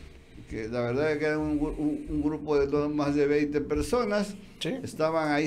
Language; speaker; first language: Spanish; native; Spanish